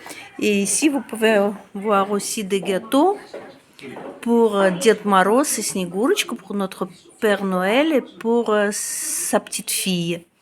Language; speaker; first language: French; non-native, fluent; Russian